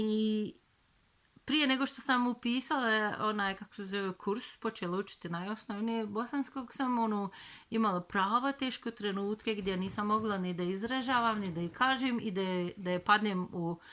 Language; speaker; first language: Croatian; non-native, fluent; Turkish